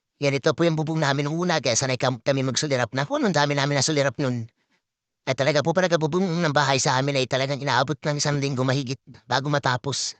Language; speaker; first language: Filipino; native; Filipino